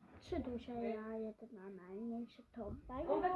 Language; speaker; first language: Polish; early bilingual, heritage; Polish